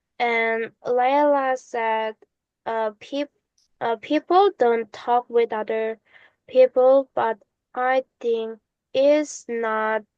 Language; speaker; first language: English; non-native, learner; Korean